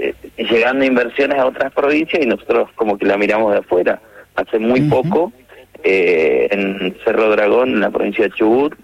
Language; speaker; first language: Spanish; native; Spanish